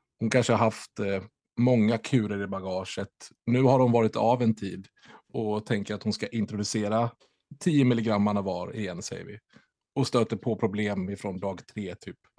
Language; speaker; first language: Swedish; native; Swedish